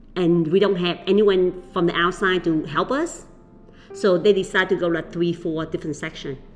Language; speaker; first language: English; early bilingual, other home language; Vietnamese